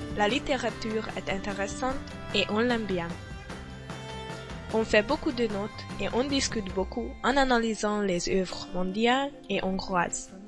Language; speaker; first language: French; non-native, learner; Hungarian